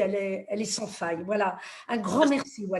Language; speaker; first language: French; native; French